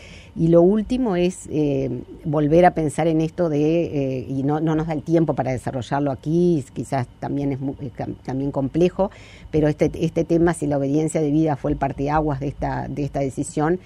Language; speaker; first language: Spanish; native; Spanish